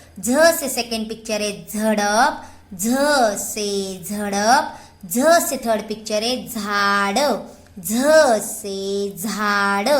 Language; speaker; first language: Hindi; non-native, local second language; Marathi